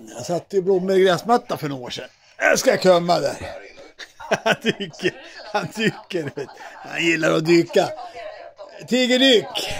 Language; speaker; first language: Swedish; native; Swedish